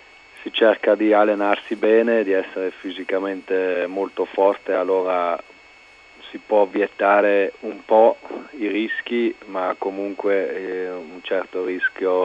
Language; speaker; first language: Italian; non-native, local second language; German